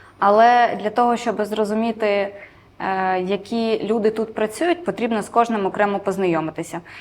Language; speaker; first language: Ukrainian; non-native, local second language; Romanian